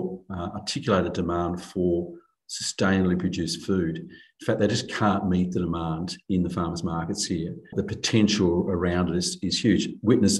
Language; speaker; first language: English; native; English